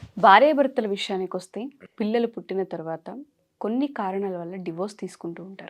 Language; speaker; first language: Telugu; native; Telugu